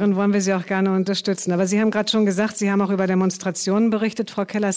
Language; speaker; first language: German; native; German